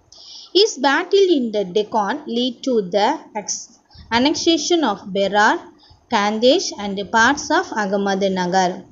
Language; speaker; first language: English; non-native, local second language; Tamil